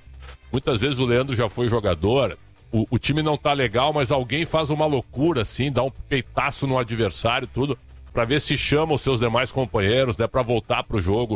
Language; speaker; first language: Portuguese; native; Portuguese